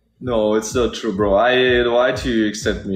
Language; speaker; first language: English; non-native, learner; Russian